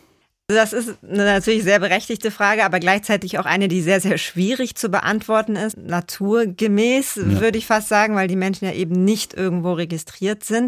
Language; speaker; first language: German; native; German